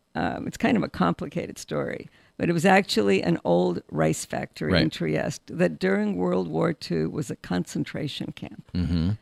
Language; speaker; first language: English; early bilingual, other home language; Russian